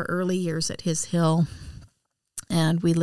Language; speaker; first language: English; native; English